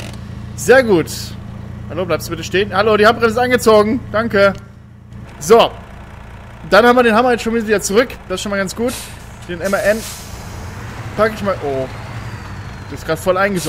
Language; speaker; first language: German; native; German